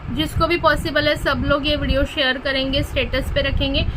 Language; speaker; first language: Hindi; non-native, local second language; Marathi